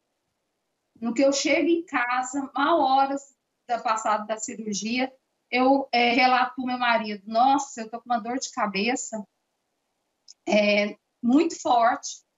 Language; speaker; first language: Portuguese; native; Portuguese